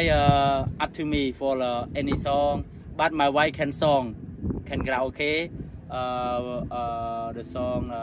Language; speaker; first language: English; non-native, learner; Khmer